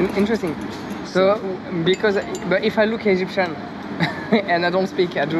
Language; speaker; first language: English; non-native, learner; French